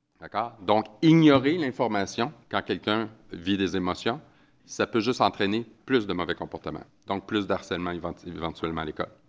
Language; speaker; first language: French; native; French